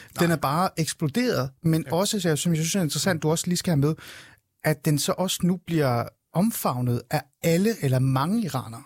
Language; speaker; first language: Danish; early bilingual, other home language; Persian